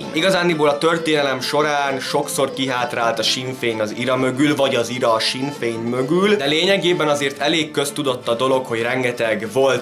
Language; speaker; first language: Hungarian; native; Hungarian